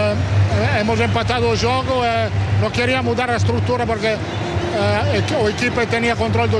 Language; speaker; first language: Portuguese; non-native, fluent; Italian